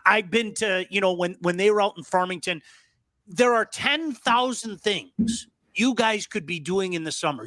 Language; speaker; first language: English; native; English